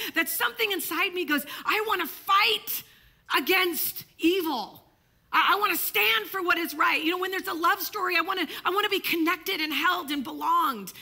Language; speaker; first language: English; early bilingual, other home language; Italian